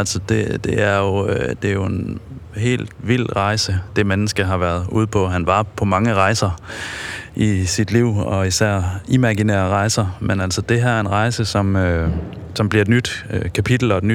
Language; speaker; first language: Danish; native; Danish